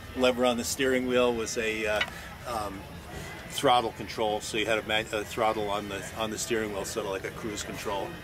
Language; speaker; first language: English; native; English